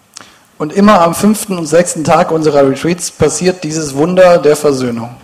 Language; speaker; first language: German; native; German